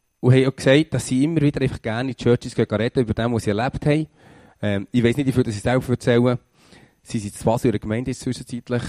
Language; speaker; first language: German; native; German